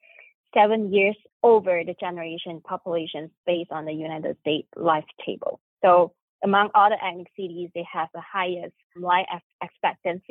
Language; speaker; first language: English; non-native, local second language; Chinese